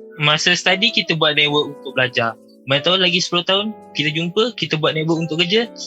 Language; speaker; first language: Malay; native; Malay